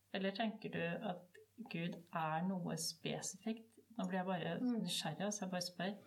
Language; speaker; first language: Norwegian; native; Norwegian